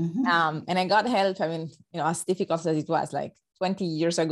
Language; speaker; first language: English; non-native, fluent; Italian